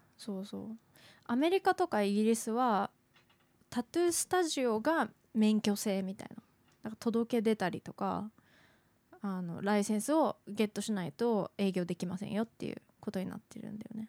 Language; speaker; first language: Japanese; native; Japanese